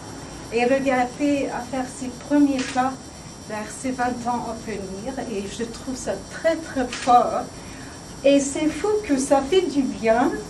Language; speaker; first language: French; non-native, fluent; Turkish